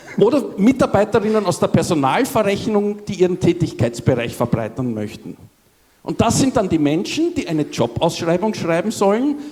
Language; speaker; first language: German; native; German